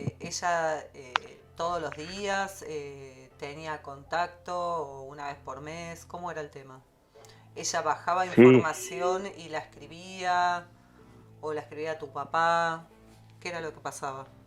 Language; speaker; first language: Spanish; native; Spanish